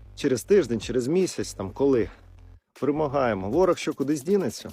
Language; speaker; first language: Ukrainian; non-native, local second language; Russian